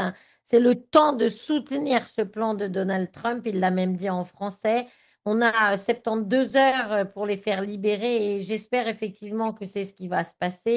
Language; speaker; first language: French; native; French